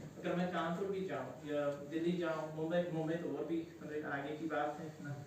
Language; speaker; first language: Hindi; non-native, fluent; English